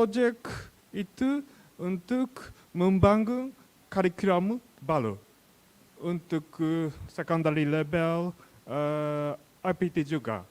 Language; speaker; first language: Indonesian; non-native, learner; Japanese